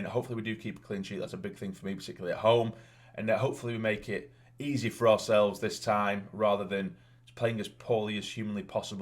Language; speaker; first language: English; native; English